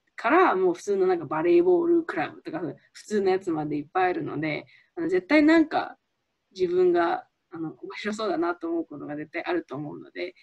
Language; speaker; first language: Japanese; early bilingual, heritage; Japanese